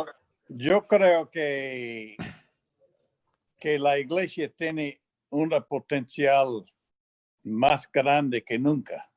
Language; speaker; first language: Spanish; non-native, fluent; English